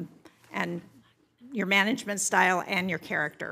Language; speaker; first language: English; native; English